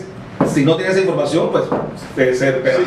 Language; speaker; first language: Spanish; native; Spanish